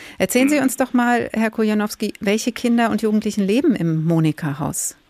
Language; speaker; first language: German; native; German